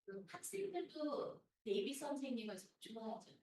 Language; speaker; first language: Korean; native; Korean